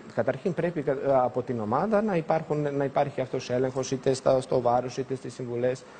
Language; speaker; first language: Greek; non-native, fluent; Serbian